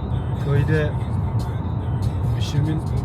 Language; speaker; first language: Turkish; non-native, fluent; Mongolian